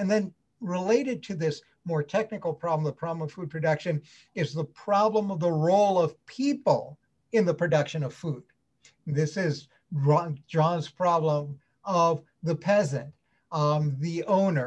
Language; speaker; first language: English; native; English